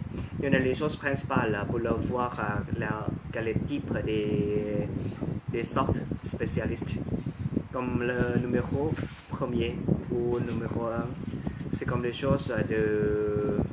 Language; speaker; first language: French; non-native, learner; Thai